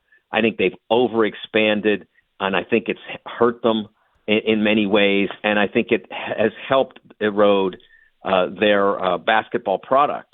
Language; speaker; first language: English; native; English